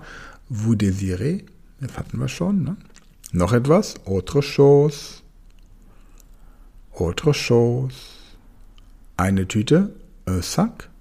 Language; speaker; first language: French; non-native, fluent; German